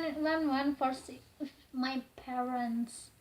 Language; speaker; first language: English; non-native, learner; Indonesian